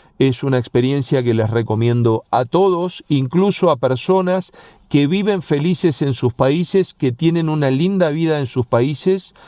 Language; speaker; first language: Spanish; native; Spanish